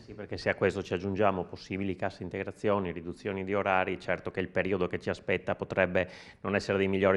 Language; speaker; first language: Italian; native; Italian